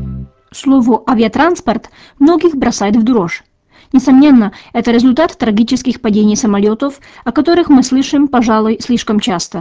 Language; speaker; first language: Russian; native; Russian